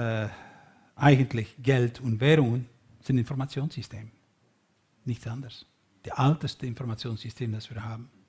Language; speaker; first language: German; non-native, learner; Dutch